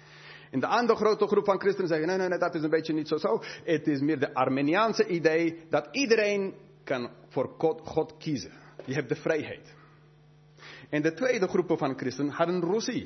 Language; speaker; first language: Dutch; non-native, fluent; English